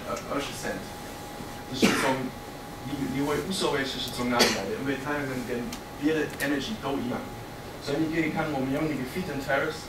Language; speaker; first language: Chinese; non-native, fluent; German